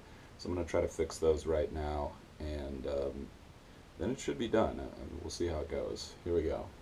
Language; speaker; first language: English; native; English